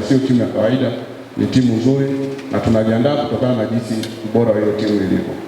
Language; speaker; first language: Swahili; native; Swahili